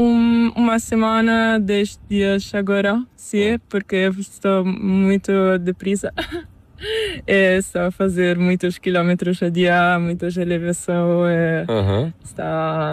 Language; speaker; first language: Spanish; non-native, learner; Portuguese